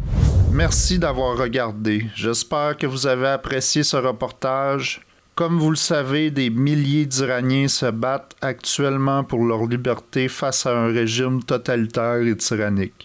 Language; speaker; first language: French; native; French